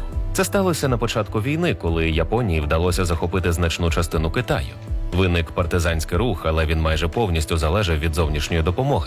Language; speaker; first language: Ukrainian; native; Ukrainian